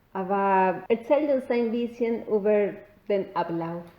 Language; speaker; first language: German; non-native, learner; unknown